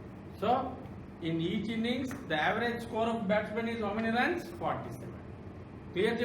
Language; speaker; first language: English; non-native, local second language; Telugu